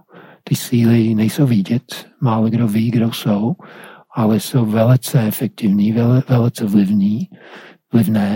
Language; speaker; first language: Czech; non-native, fluent; English